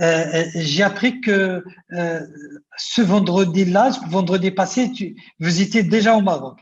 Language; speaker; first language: French; non-native, local second language; Arabic